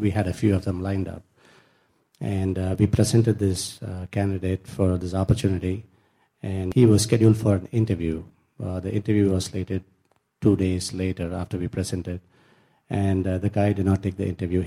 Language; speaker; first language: English; non-native, local second language; Tamil